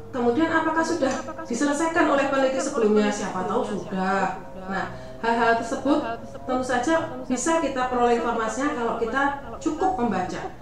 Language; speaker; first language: Indonesian; native; Indonesian